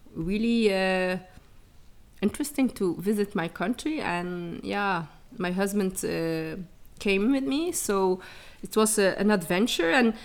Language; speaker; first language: English; early bilingual, heritage; English